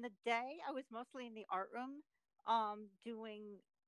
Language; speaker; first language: English; native; English